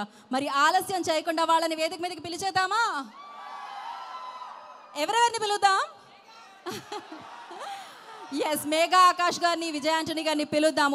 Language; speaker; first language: Telugu; native; Telugu